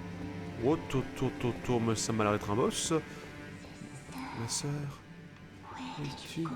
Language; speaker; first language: French; native; French